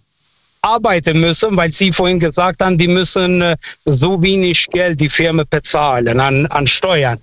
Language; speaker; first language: German; non-native, local second language; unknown